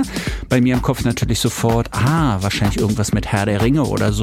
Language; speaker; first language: German; native; German